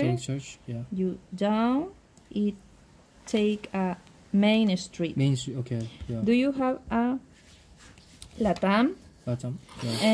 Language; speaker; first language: English; non-native, learner; Spanish